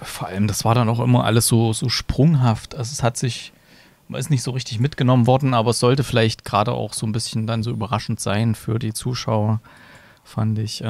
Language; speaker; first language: German; native; German